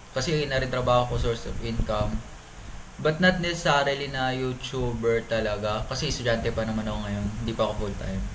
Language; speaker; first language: Filipino; native; Filipino